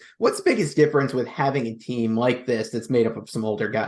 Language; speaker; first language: English; native; English